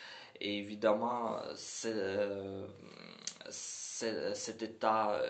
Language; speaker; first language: French; non-native, learner; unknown